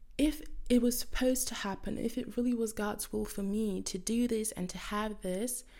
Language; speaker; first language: English; non-native, fluent; German